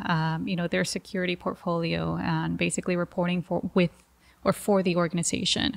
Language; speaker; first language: English; early bilingual, other home language; Spanish